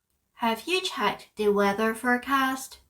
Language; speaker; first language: English; non-native, fluent; Korean